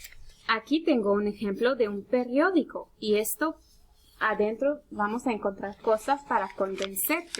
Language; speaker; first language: Spanish; early bilingual, heritage; Spanish